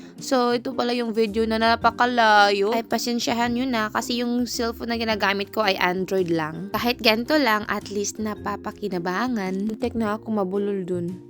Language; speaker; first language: Filipino; non-native, local second language; Cebuano